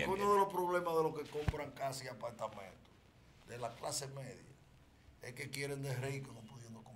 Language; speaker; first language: Spanish; native; Spanish